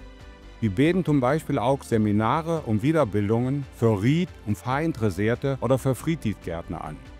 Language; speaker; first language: German; native; German